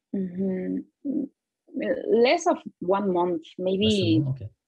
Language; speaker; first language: English; non-native, learner; Spanish